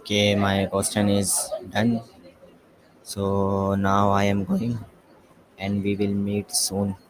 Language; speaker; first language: English; non-native, learner; Urdu